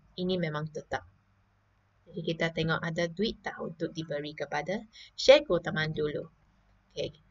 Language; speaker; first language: Malay; non-native, local second language; Chinese